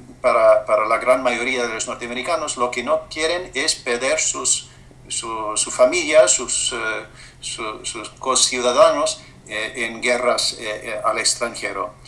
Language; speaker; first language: Spanish; non-native, fluent; English